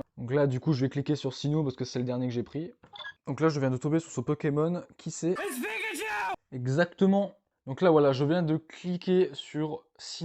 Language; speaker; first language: French; native; French